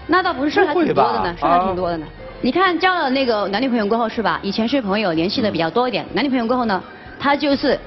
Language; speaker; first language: Chinese; native; Chinese